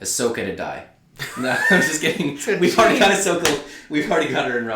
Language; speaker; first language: English; native; English